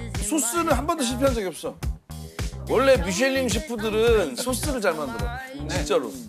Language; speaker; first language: Korean; native; Korean